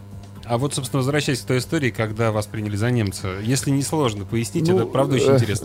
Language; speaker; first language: Russian; native; Russian